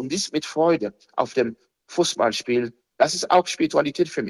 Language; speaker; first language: German; non-native, fluent; Haitian Creole